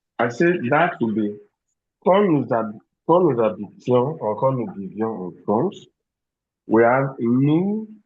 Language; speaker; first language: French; non-native, fluent; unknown